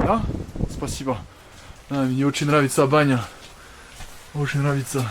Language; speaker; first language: Russian; non-native, learner; French